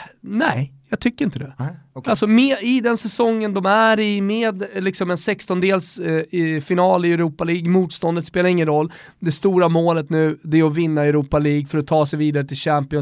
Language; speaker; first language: Swedish; native; Swedish